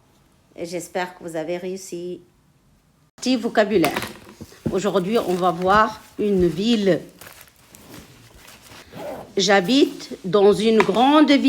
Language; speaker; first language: French; non-native, local second language; Arabic